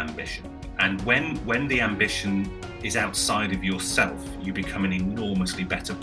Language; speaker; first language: English; native; English